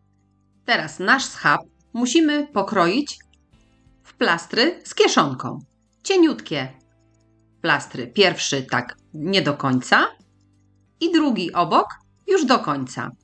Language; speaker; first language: Polish; native; Polish